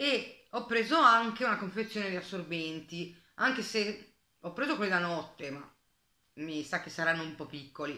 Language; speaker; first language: Italian; native; Italian